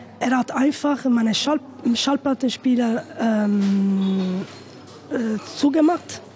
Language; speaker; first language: German; non-native, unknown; Italian